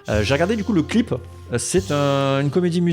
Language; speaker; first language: French; native; French